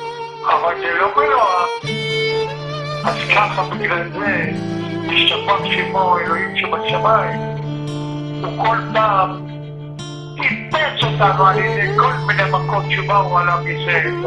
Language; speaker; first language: Hebrew; early bilingual, other home language; Arabic